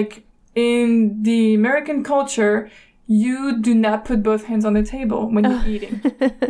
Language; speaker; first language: English; non-native, fluent; French